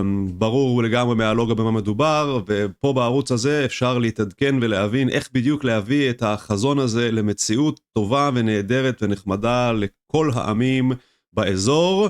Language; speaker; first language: Hebrew; native; Hebrew